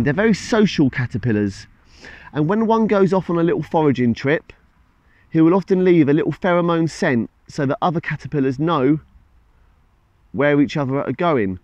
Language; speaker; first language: English; native; English